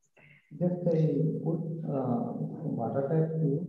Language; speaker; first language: English; non-native, learner; Malayalam